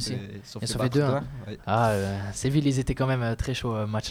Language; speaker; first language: French; native; French